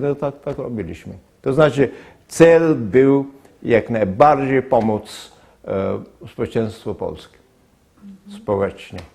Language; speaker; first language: Polish; non-native, fluent; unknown